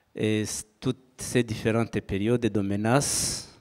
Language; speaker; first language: French; non-native, local second language; Kinyarwanda